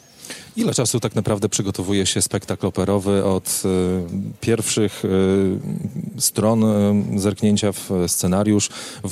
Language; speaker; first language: Polish; native; Polish